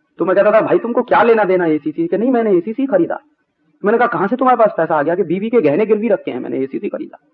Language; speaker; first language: Hindi; native; Hindi